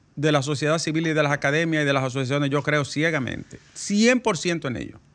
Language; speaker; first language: Spanish; native; Spanish